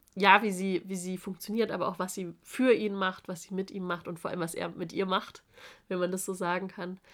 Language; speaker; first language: German; native; German